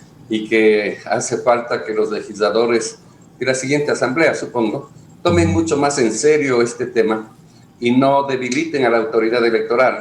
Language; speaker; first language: Spanish; native; Spanish